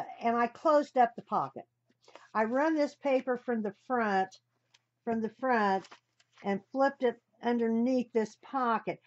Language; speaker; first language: English; native; English